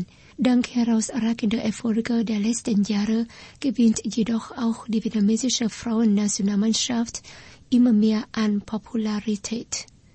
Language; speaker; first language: German; non-native, fluent; Vietnamese